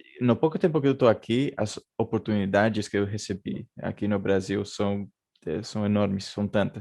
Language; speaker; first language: Portuguese; non-native, fluent; Spanish